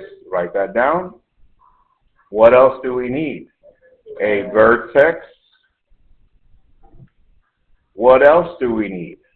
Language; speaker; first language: English; native; English